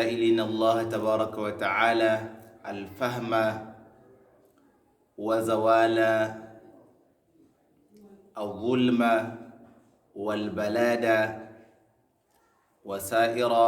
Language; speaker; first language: Arabic; non-native, fluent; Hausa